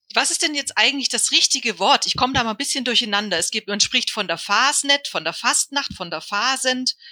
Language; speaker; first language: German; native; German